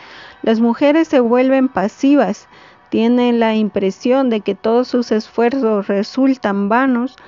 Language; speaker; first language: Spanish; native; Spanish